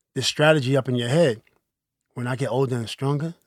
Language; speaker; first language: English; early bilingual, other home language; Akan